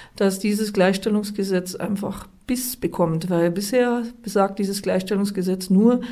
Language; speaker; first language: German; native; German